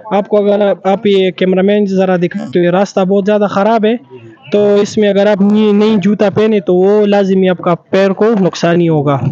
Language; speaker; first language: Urdu; non-native, local second language; Pashto